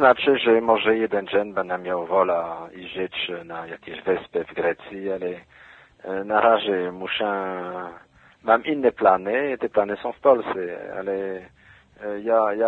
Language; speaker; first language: Polish; non-native, fluent; French